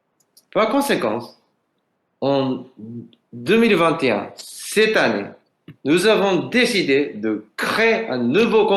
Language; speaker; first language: French; non-native, learner; Japanese